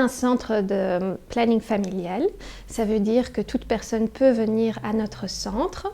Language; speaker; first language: French; native; French